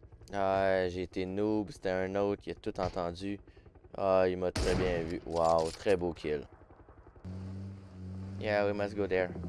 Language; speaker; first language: French; native; French